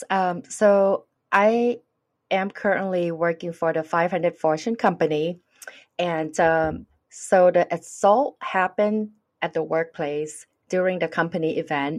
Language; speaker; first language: English; non-native, fluent; Thai